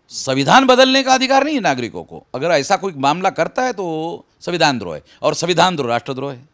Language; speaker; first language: Hindi; native; Hindi